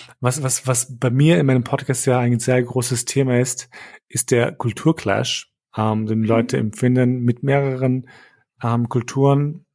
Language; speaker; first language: German; early bilingual, other home language; Albanian